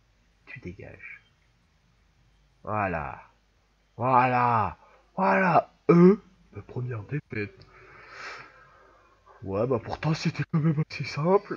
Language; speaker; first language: French; native; French